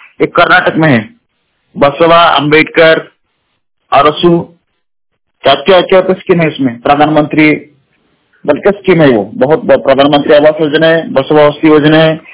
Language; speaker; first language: Hindi; non-native, local second language; Kannada